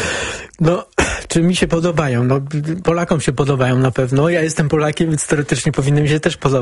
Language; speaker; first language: Polish; native; Polish